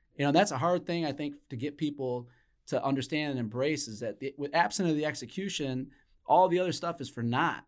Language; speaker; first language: English; native; English